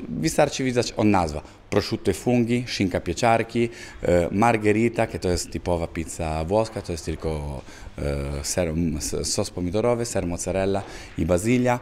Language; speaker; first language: Polish; non-native, learner; Italian